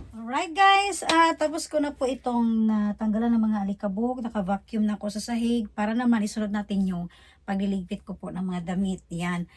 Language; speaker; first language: Filipino; native; Filipino